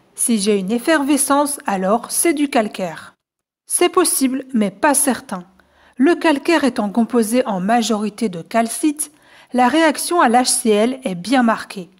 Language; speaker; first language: French; native; French